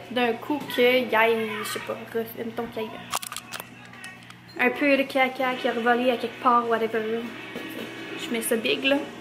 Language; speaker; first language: French; native; French